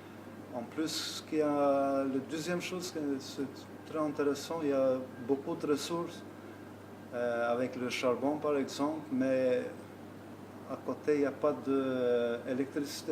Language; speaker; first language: French; non-native, learner; Albanian